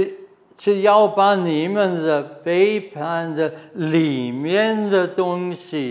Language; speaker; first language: Chinese; non-native, fluent; German